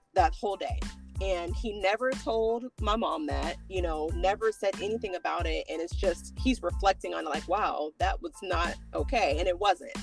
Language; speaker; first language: English; native; English